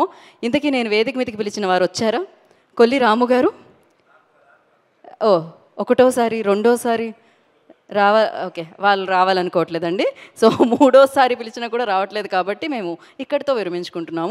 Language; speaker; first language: Telugu; native; Telugu